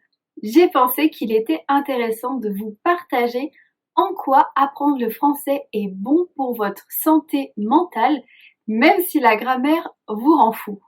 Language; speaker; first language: French; native; French